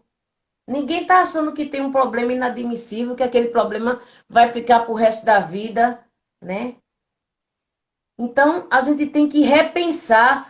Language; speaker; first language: Portuguese; native; Portuguese